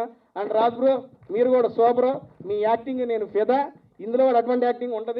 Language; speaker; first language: Telugu; native; Telugu